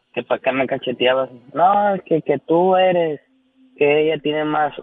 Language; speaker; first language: Spanish; native; Spanish